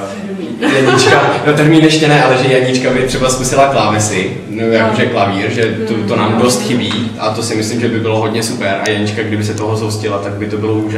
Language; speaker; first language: Czech; native; Czech